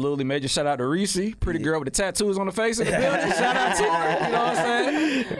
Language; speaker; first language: English; native; English